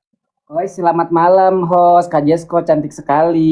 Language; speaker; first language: Indonesian; native; Indonesian